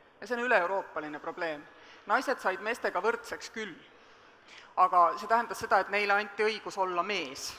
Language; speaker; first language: Estonian; native; Estonian